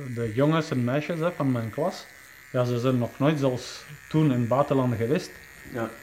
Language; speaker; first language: Dutch; non-native, fluent; Czech